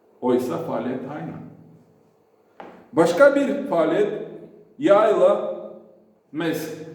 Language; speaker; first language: Turkish; non-native, fluent; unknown